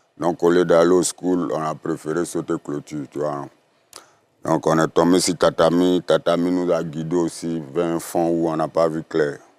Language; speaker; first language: French; native; French